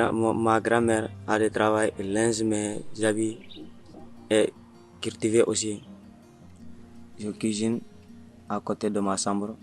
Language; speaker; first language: French; non-native, learner; Mandingo